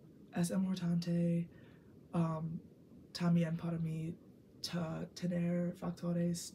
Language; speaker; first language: Spanish; non-native, learner; English